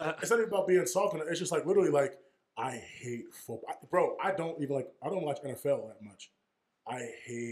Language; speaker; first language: English; native; English